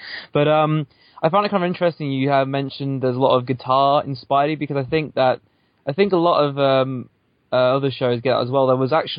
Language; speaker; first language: English; native; English